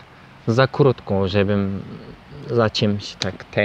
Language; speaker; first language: Polish; non-native, fluent; Turkish